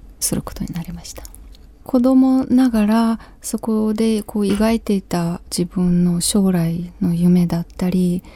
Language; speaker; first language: Japanese; non-native, fluent; Ukrainian